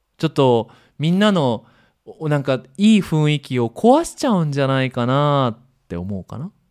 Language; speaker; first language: Japanese; native; Japanese